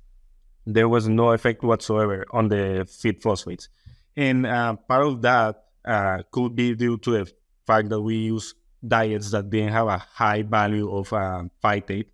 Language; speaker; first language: English; non-native, fluent; Spanish